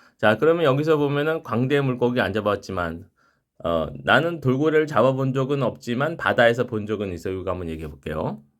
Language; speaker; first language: Korean; native; Korean